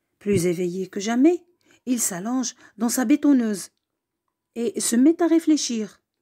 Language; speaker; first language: French; native; French